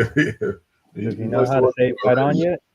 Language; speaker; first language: English; native; English